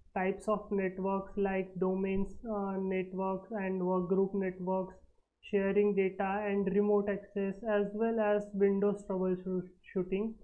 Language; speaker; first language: English; non-native, local second language; Marathi